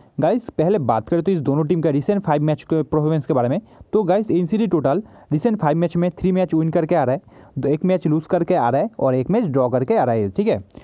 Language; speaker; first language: Hindi; native; Hindi